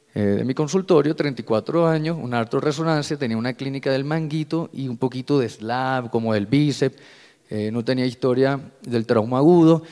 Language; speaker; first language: Spanish; native; Spanish